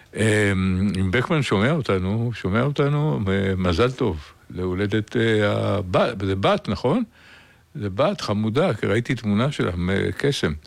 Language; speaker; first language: Hebrew; native; Hebrew